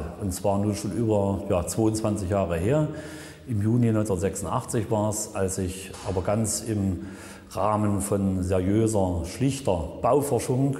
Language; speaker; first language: German; native; German